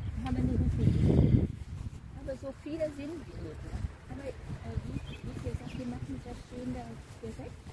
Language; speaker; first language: German; non-native, learner; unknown